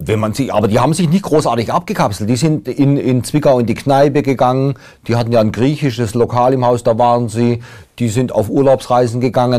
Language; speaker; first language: German; native; German